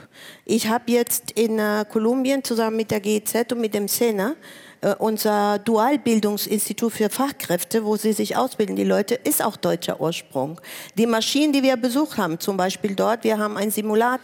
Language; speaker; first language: German; non-native, fluent; Spanish